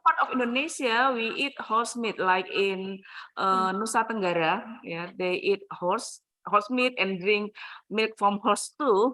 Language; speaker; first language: English; non-native, fluent; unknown